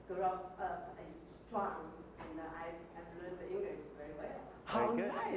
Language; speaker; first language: English; non-native, learner; Chinese